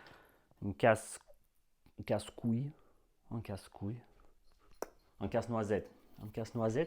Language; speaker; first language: French; non-native, fluent; Russian